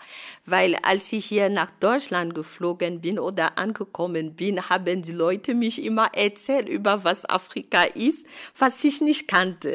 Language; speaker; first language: German; non-native, fluent; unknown